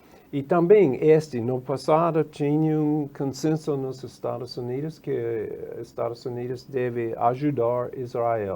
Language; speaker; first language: Portuguese; non-native, fluent; English